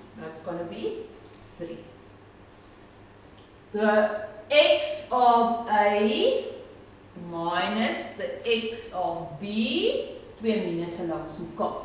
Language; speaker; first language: English; non-native, local second language; Afrikaans